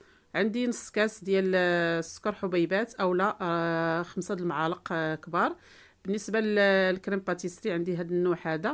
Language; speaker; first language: Arabic; native; Arabic